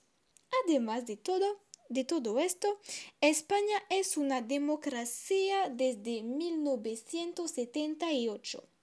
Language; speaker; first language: Spanish; non-native, learner; French